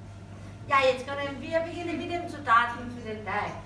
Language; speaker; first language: German; non-native, fluent; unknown